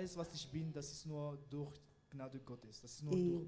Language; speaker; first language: German; non-native, learner; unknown